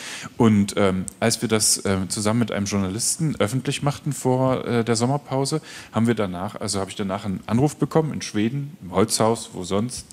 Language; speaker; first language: German; native; German